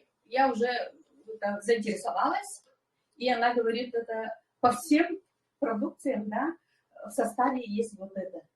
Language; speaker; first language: Russian; non-native, local second language; Yakut